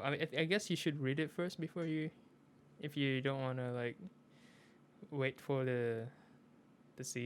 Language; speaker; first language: English; non-native, local second language; Filipino